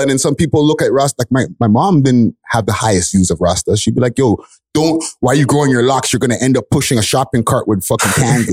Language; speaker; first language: English; native; English